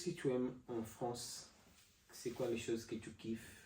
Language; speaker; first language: French; non-native, learner; Portuguese